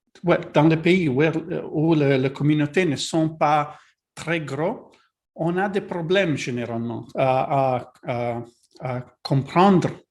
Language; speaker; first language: French; non-native, learner; Italian